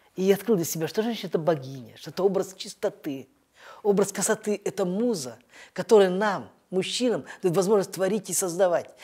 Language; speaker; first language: Russian; native; Russian